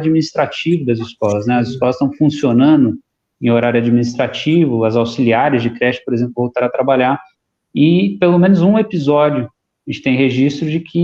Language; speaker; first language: Portuguese; native; Portuguese